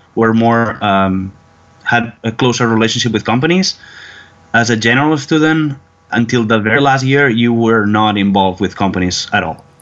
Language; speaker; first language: English; non-native, fluent; Spanish